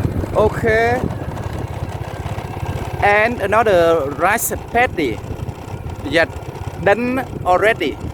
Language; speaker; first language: English; non-native, learner; Vietnamese